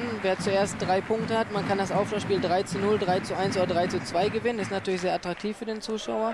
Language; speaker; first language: German; native; German